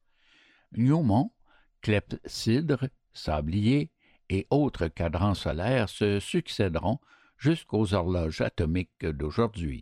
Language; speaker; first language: French; native; French